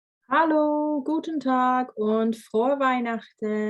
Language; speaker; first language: German; non-native, fluent; English